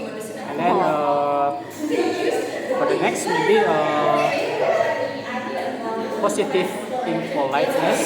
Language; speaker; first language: English; non-native, learner; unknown